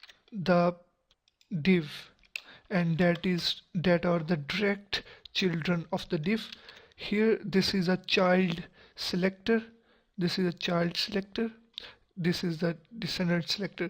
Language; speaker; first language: English; non-native, local second language; Urdu